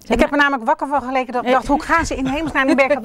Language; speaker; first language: Dutch; native; Dutch